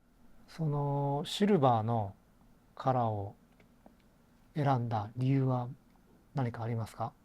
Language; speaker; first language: Japanese; native; Japanese